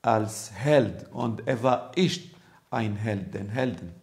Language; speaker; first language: German; non-native, learner; Arabic